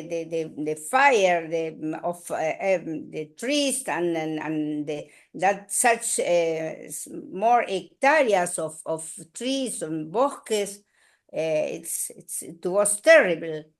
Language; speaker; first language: English; non-native, learner; Spanish